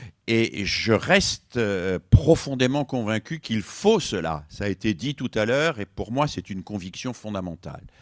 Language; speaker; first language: French; native; French